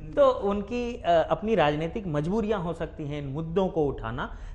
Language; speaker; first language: Hindi; native; Hindi